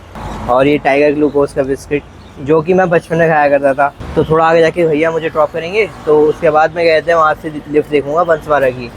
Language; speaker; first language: Hindi; native; Hindi